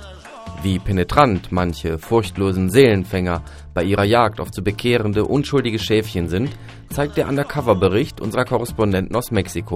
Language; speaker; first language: German; native; German